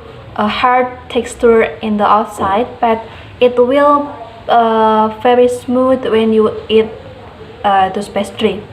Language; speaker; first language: English; non-native, learner; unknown